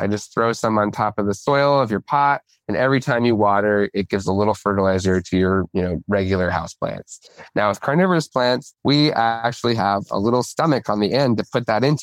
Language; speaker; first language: English; native; English